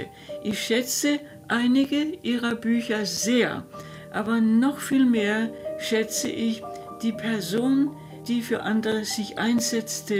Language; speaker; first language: German; non-native, fluent; Danish